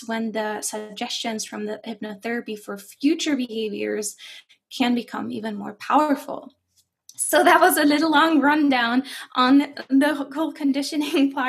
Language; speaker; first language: English; non-native, fluent; German